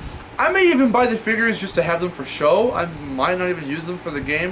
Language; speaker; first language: English; native; English